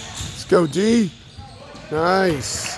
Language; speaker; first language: English; native; English